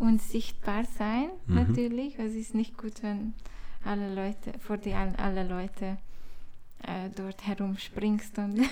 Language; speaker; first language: German; non-native, learner; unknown